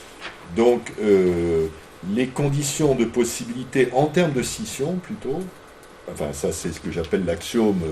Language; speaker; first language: French; native; French